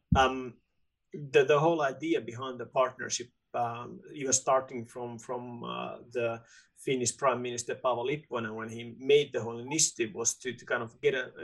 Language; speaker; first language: English; non-native, fluent; Finnish